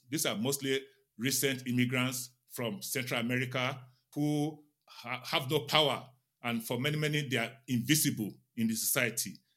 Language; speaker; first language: English; non-native, local second language; Yoruba